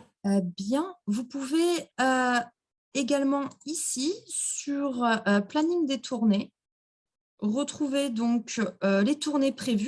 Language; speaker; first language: French; native; French